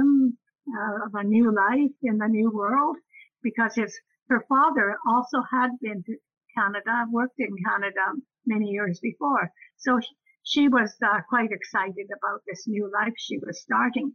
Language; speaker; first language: English; native; English